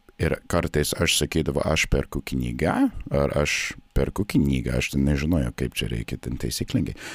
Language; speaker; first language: Lithuanian; non-native, fluent; English